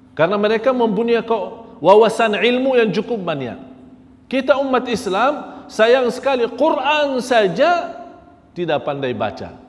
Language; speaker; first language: Malay; non-native, fluent; Arabic